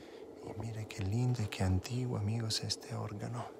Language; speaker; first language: Spanish; non-native, fluent; Italian